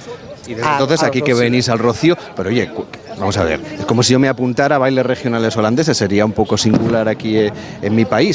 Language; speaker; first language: Spanish; native; Spanish